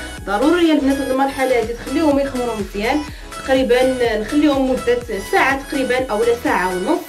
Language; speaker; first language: Arabic; native; Arabic